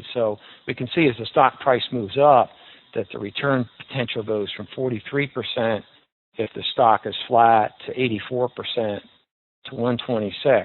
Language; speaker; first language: English; native; English